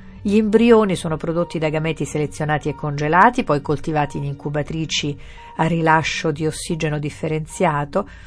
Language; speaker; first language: Italian; native; Italian